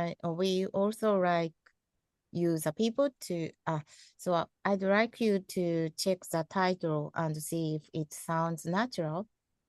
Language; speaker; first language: English; non-native, fluent; Japanese